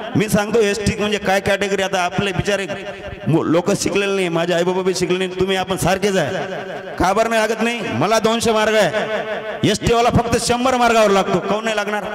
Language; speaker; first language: Marathi; non-native, local second language; Lambadi